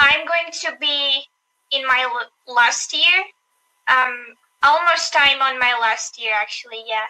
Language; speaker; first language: English; non-native, learner; Turkish